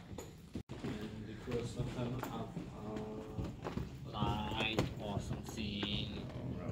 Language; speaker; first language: English; non-native, learner; French